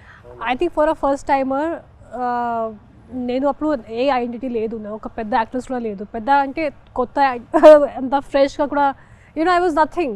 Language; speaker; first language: Telugu; non-native, local second language; Hindi